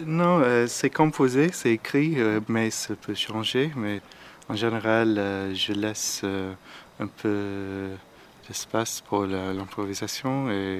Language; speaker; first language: French; non-native, learner; English